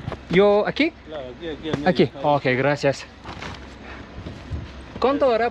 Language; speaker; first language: Spanish; non-native, learner; Turkish